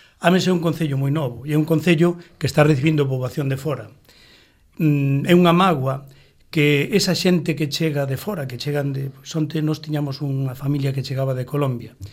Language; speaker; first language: Galician; native; Galician